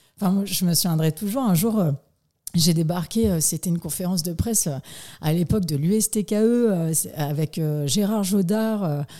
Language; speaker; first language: French; native; French